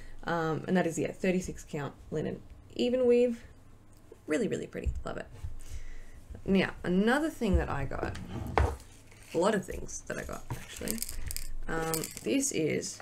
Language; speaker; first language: English; native; English